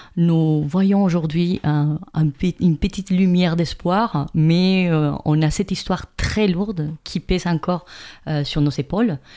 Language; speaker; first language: French; non-native, fluent; Spanish